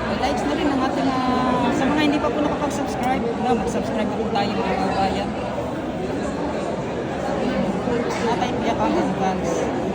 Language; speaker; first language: Filipino; non-native, local second language; Cebuano